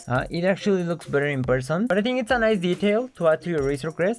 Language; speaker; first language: English; non-native, local second language; Spanish